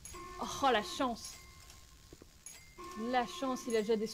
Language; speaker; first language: French; native; French